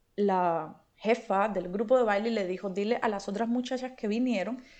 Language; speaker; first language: Spanish; native; Spanish